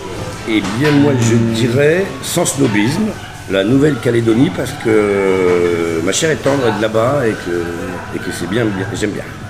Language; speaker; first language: French; native; French